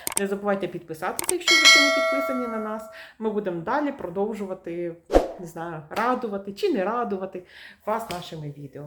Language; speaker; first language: Ukrainian; native; Ukrainian